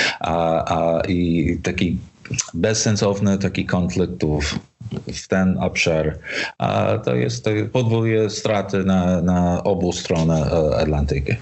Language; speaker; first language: Polish; non-native, learner; English